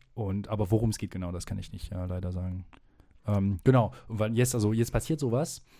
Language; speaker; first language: German; non-native, fluent; French